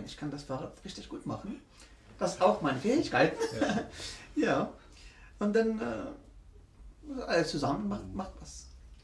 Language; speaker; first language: German; non-native, learner; Arabic